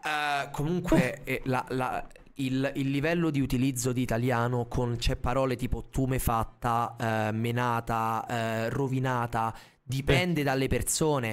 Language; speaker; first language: Italian; native; Italian